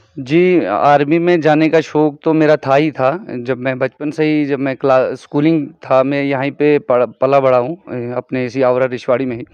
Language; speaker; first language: Hindi; non-native, local second language; Kashmiri